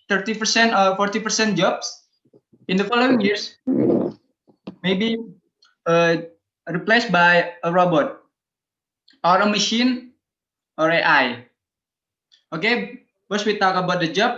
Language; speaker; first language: English; non-native, learner; Indonesian